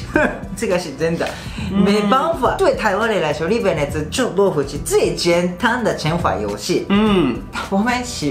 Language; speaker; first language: Chinese; non-native, fluent; Japanese